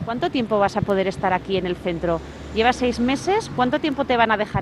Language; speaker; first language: Spanish; native; Spanish